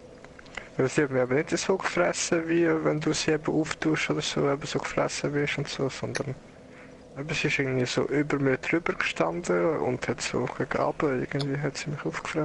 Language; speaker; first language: German; native; German